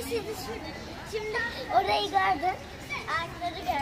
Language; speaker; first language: Turkish; early bilingual, heritage; Turkish